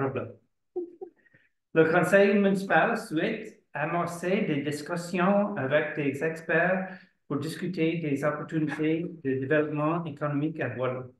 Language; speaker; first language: French; non-native, learner; English